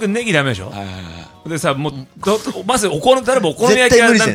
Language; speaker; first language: Japanese; native; Japanese